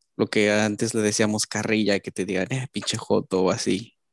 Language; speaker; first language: Spanish; native; Spanish